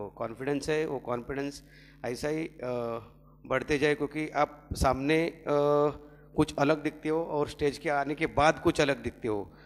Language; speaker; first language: Hindi; non-native, local second language; Marathi